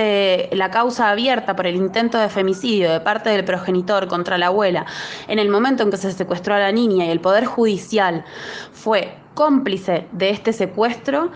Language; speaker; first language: Spanish; native; Spanish